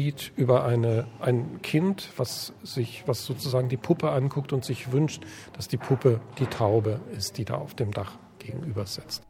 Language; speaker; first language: German; native; German